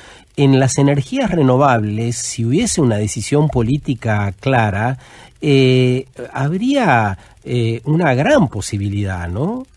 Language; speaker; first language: Spanish; native; Spanish